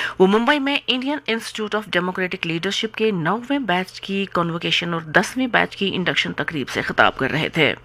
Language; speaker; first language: Urdu; non-native, local second language; Kashmiri